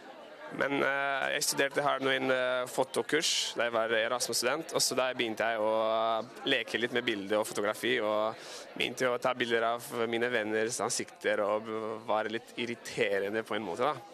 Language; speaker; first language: Norwegian; non-native, fluent; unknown